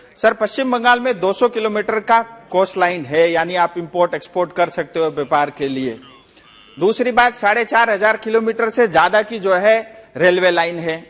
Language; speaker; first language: Hindi; non-native, local second language; Nepali